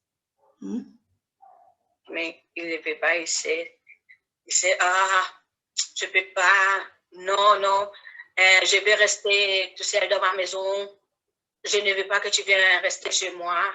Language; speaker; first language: French; non-native, learner; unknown